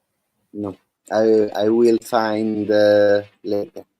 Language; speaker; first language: English; non-native, learner; Italian